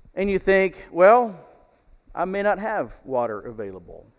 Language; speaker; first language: English; native; English